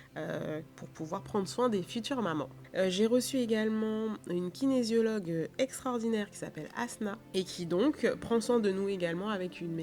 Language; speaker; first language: French; native; French